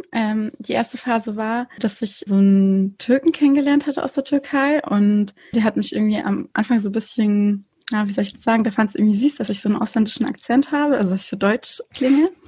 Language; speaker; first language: German; early bilingual, other home language; Turkish